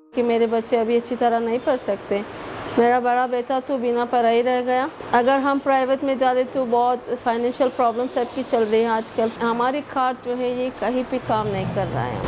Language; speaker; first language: Hindi; non-native, fluent; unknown